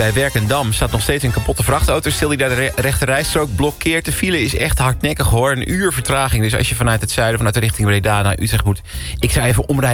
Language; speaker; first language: Dutch; native; Dutch